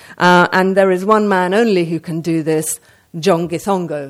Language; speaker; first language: English; native; English